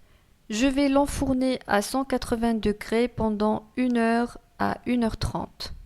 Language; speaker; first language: French; non-native, local second language; Arabic